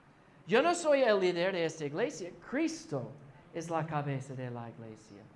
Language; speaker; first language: Spanish; non-native, fluent; English